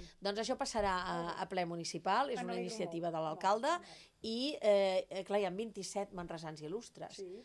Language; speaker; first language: Catalan; native; Catalan